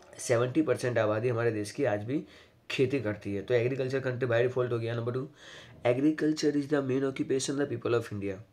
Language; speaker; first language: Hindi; non-native, local second language; Gujarati